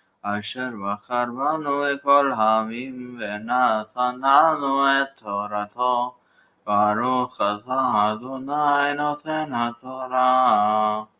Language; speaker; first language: Hebrew; non-native, learner; English